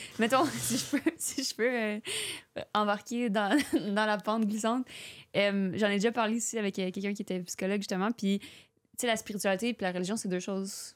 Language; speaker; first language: French; native; French